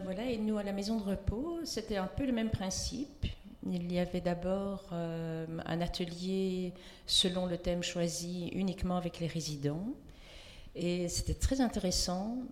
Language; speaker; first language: French; native; French